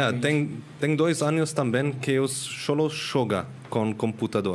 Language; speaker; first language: Portuguese; non-native, learner; Swiss German